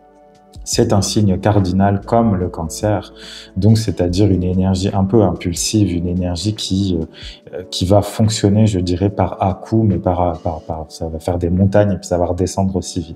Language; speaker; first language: French; native; French